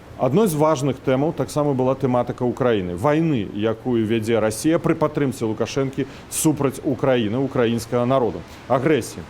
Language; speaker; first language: Belarusian; native; Belarusian